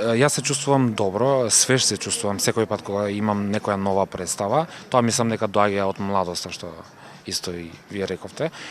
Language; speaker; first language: Macedonian; non-native, local second language; Turkish